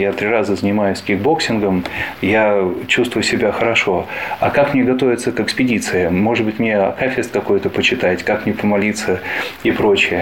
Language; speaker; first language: Russian; native; Russian